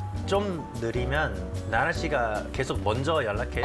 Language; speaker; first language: Korean; non-native, fluent; English